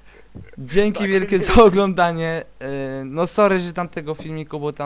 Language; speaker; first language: Polish; native; Polish